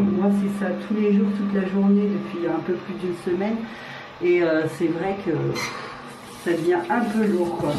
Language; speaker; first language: French; native; French